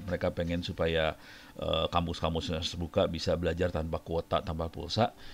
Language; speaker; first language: Indonesian; native; Indonesian